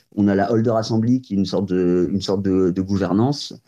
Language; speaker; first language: French; native; French